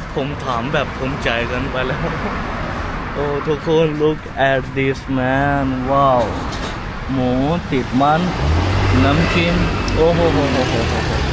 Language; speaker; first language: Thai; non-native, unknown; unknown